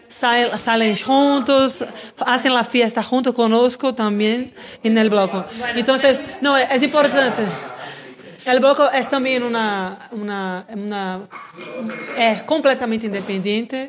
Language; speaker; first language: Spanish; non-native, learner; Portuguese